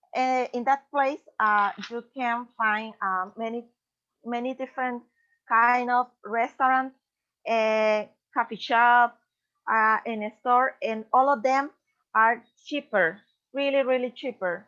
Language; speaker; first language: English; non-native, learner; Spanish